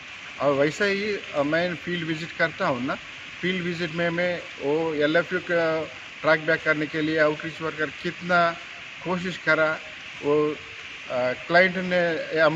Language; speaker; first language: Hindi; non-native, local second language; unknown